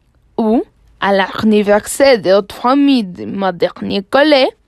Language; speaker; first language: French; non-native, learner; Spanish